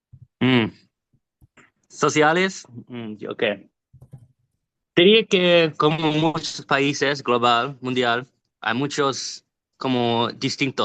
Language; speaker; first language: Spanish; non-native, learner; English